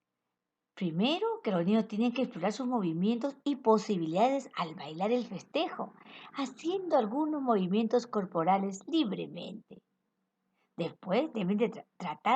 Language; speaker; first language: Spanish; native; Spanish